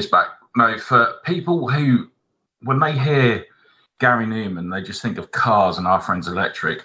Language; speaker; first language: English; native; English